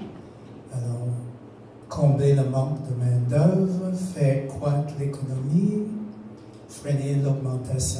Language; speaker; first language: French; non-native, fluent; English